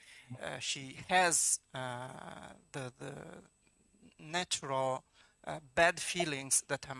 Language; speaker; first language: English; non-native, fluent; Italian